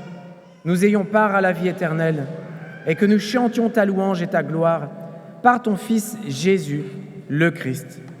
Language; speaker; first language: French; native; French